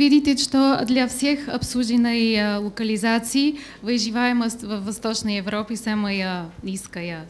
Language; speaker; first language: Russian; non-native, learner; Bulgarian